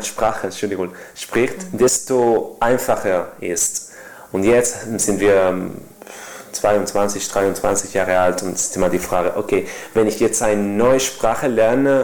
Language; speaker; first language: German; non-native, learner; Spanish